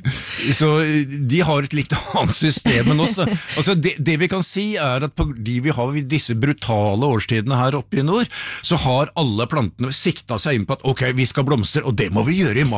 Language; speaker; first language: Norwegian; native; Norwegian